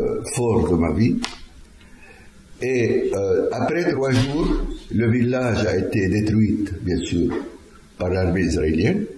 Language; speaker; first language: French; non-native, fluent; Arabic